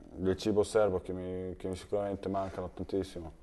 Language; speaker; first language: Italian; early bilingual, other home language; Serbian